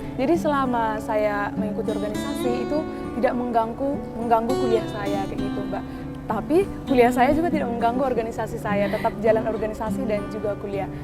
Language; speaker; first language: Indonesian; non-native, local second language; Batak Toba